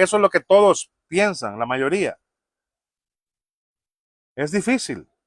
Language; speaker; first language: Spanish; native; Spanish